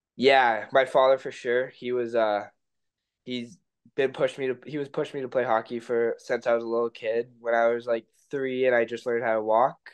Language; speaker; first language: English; native; English